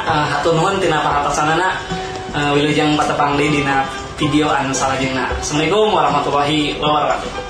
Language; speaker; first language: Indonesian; non-native, local second language; Sundanese